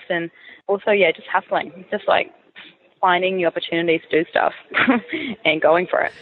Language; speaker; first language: English; native; English